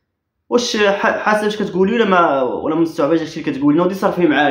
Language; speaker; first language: Arabic; native; Arabic